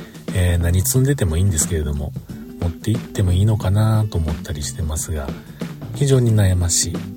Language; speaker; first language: Japanese; native; Japanese